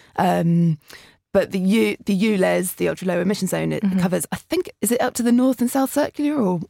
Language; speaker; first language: English; native; English